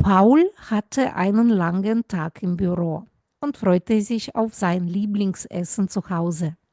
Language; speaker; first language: German; non-native, fluent; Russian